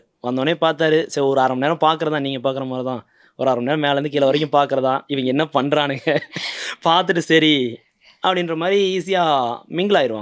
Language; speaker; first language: Tamil; native; Tamil